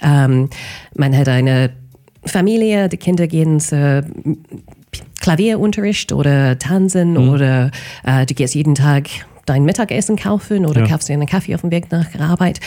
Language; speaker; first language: German; non-native, fluent; English